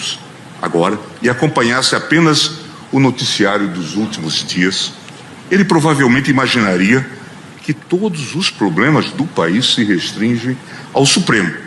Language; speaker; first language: Portuguese; native; Portuguese